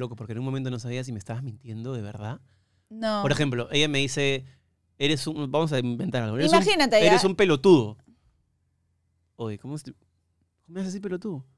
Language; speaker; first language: Spanish; native; Spanish